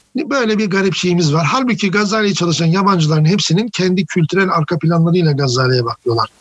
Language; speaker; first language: Turkish; native; Turkish